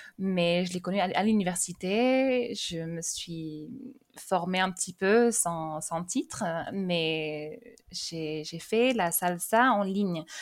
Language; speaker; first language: French; early bilingual, other home language; English